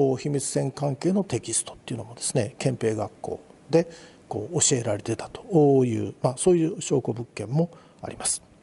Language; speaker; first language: Japanese; native; Japanese